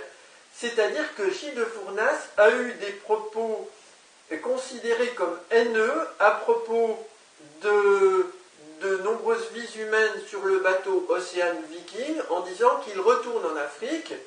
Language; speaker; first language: French; native; French